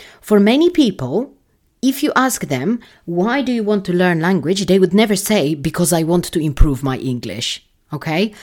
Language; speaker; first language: English; non-native, fluent; Polish